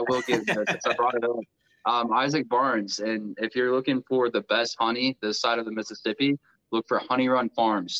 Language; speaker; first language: English; native; English